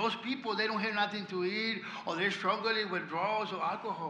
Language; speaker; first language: English; non-native, learner; Spanish